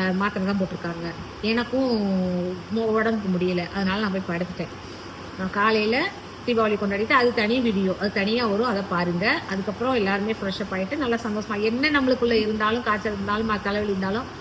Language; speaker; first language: Tamil; native; Tamil